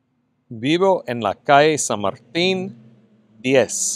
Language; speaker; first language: Spanish; non-native, fluent; English